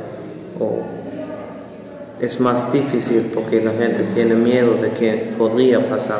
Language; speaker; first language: Spanish; non-native, fluent; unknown